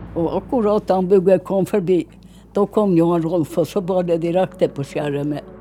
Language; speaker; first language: Norwegian; native; Norwegian